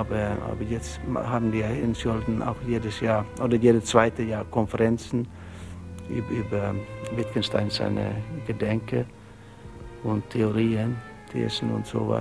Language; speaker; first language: German; non-native, learner; Norwegian